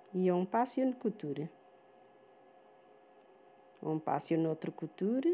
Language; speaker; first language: French; non-native, fluent; Portuguese